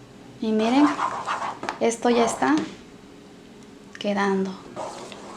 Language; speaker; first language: Spanish; native; Spanish